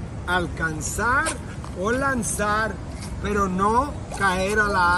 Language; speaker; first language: Spanish; non-native, fluent; English